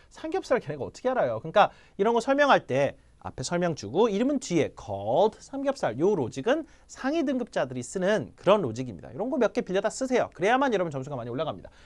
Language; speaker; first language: Korean; native; Korean